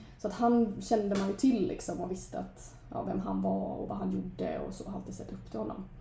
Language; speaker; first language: Swedish; native; Swedish